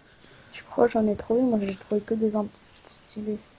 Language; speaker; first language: French; native; French